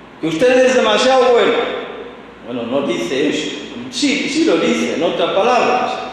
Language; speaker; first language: Spanish; non-native, fluent; English